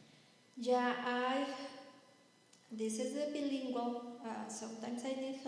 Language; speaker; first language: English; non-native, learner; Spanish